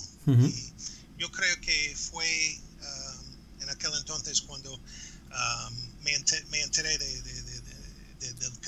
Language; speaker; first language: Spanish; non-native, fluent; English